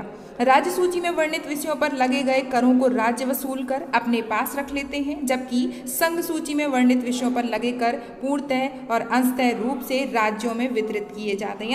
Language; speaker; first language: Hindi; native; Hindi